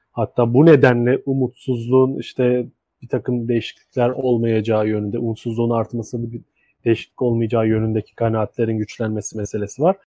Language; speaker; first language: Turkish; native; Turkish